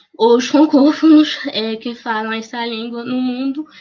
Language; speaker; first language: Portuguese; non-native, fluent; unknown